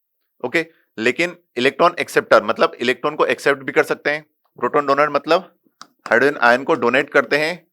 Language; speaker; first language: Hindi; native; Hindi